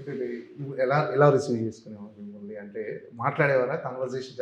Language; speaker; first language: Telugu; native; Telugu